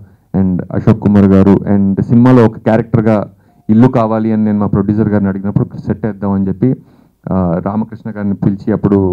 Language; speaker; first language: Telugu; native; Telugu